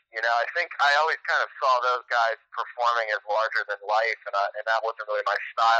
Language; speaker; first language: English; native; English